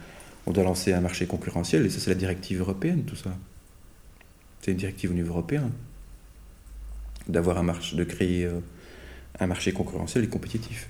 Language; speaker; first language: French; native; French